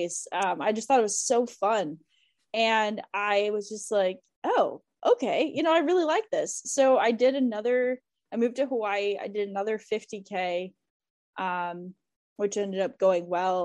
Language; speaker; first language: English; native; English